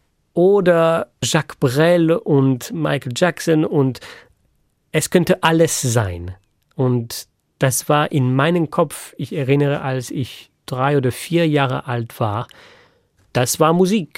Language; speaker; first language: German; non-native, fluent; French